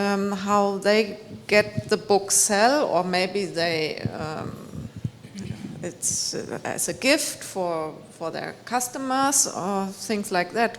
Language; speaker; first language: English; non-native, fluent; German